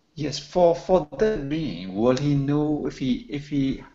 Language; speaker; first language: English; non-native, learner; Burmese